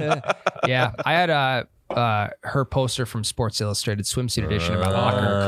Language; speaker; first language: English; native; English